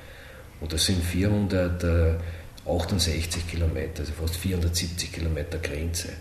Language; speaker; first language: German; native; German